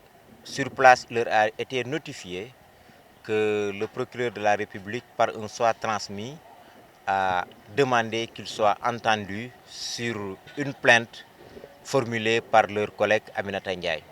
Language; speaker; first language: French; non-native, local second language; Wolof